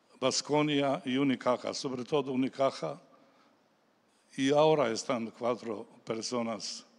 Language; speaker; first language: Spanish; non-native, learner; Serbian